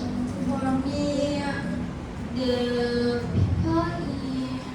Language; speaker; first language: English; non-native, learner; Indonesian